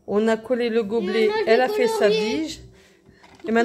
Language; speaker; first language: French; native; French